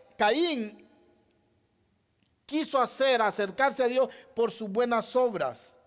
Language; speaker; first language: Spanish; native; Spanish